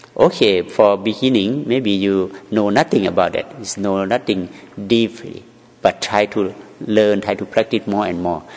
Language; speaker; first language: English; non-native, learner; Thai